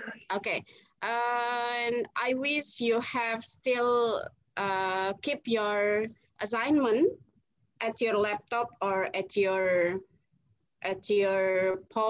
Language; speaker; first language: English; non-native, fluent; Indonesian